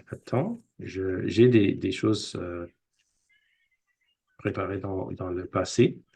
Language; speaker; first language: French; non-native, fluent; English